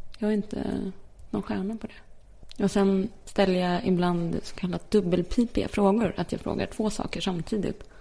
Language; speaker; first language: Swedish; early bilingual, other home language; Polish